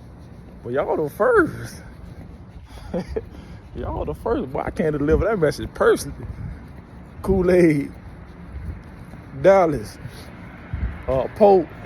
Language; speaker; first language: English; native; English